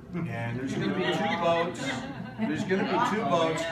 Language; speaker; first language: English; native; English